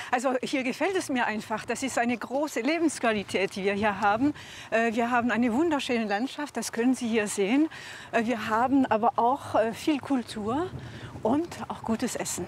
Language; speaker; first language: German; non-native, fluent; French